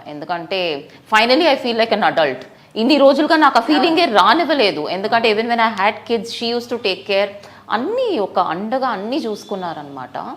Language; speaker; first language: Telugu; non-native, fluent; Tamil